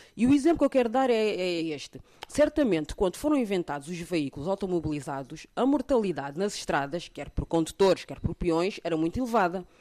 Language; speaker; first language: Portuguese; early bilingual, other home language; Kabuverdianu